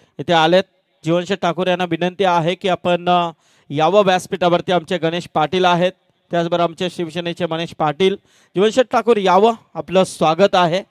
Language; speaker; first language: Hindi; non-native, local second language; Marathi